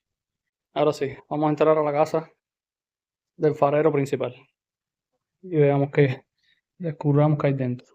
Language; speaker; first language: Spanish; native; Spanish